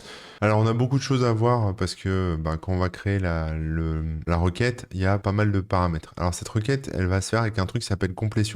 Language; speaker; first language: French; native; French